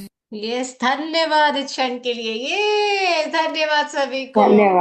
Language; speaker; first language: Hindi; native; Hindi